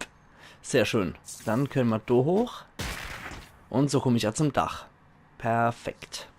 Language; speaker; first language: German; native; German